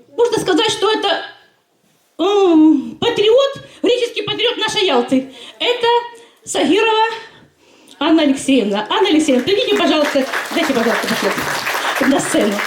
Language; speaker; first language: Russian; native; Russian